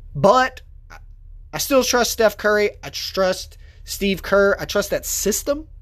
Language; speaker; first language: English; native; English